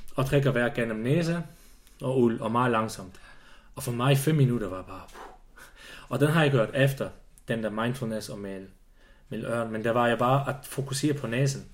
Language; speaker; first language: Danish; non-native, fluent; Swiss German